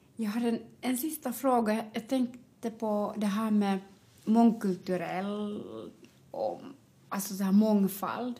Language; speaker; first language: Swedish; native; Swedish